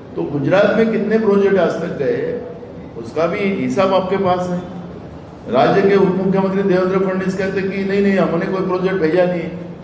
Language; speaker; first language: Hindi; non-native, local second language; Marathi